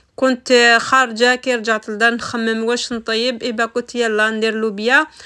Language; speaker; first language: Arabic; native; Arabic